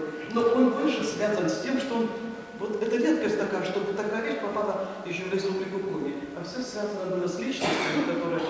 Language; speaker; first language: Russian; native; Russian